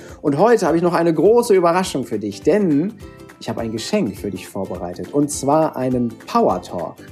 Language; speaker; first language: German; native; German